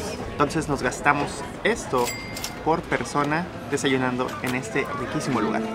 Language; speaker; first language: Spanish; native; Spanish